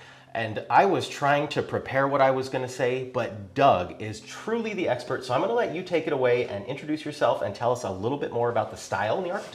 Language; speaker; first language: English; native; English